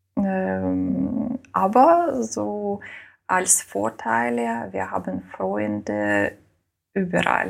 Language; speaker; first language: German; non-native, learner; Ukrainian